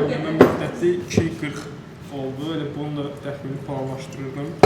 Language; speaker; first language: Azerbaijani; native; Azerbaijani